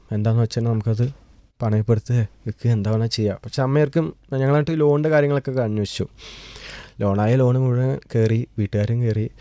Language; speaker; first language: Malayalam; native; Malayalam